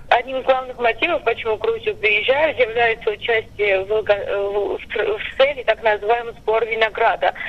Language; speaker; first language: Russian; non-native, local second language; Armenian